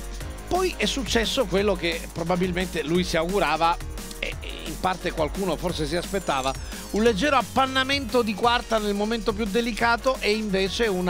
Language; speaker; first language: Italian; native; Italian